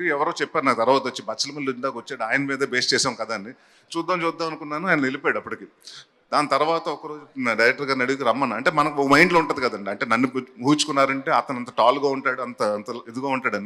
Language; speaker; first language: Telugu; native; Telugu